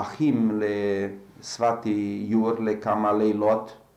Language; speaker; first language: Hebrew; non-native, fluent; Slovak